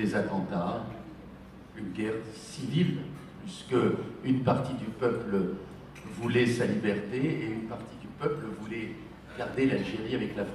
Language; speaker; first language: French; native; French